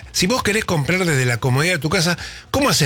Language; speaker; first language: Spanish; native; Spanish